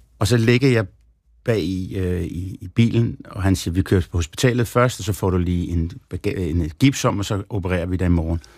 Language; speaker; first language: Danish; native; Danish